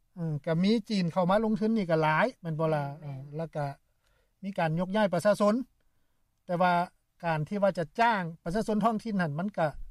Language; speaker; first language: Lao; native; Lao